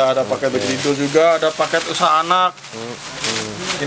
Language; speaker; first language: Indonesian; native; Indonesian